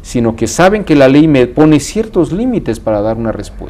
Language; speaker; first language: Spanish; native; Spanish